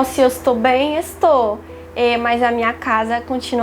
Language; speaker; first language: Portuguese; non-native, fluent; French